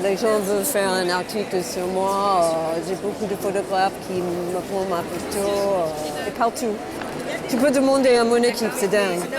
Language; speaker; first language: French; non-native, fluent; English